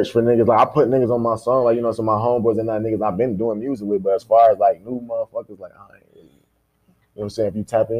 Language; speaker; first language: English; native; English